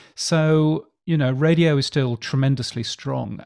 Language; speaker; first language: English; native; English